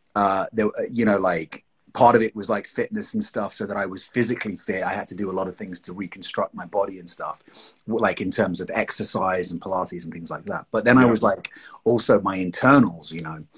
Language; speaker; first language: English; native; English